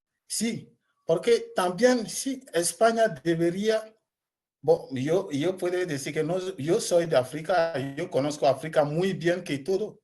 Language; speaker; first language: Spanish; non-native, learner; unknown